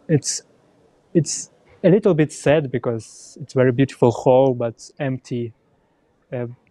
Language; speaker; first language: English; non-native, learner; Russian